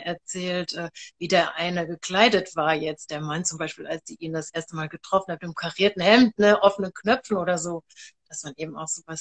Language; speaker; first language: German; native; German